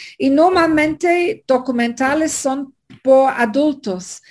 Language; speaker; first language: Spanish; non-native, learner; English